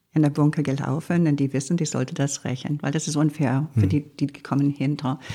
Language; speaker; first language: German; non-native, fluent; English